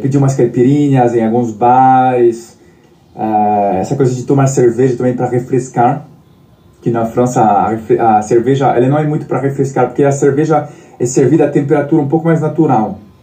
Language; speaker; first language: Portuguese; non-native, fluent; French